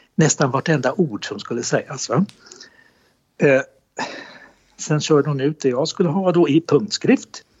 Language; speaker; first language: Swedish; native; Swedish